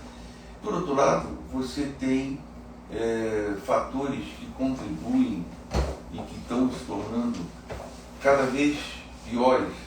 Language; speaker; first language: Portuguese; native; Portuguese